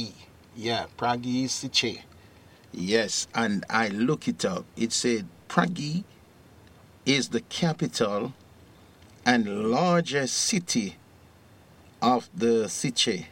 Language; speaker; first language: English; native; English